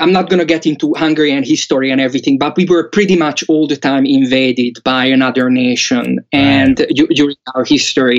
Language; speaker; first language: English; non-native, fluent; Hungarian